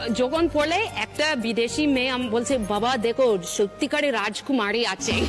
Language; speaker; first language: Bangla; non-native, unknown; English